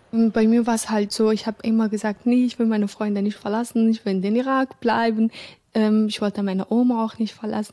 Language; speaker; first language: German; early bilingual, other home language; Arabic